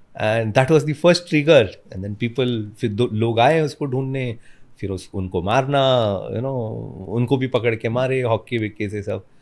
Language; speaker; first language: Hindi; non-native, local second language; Malayalam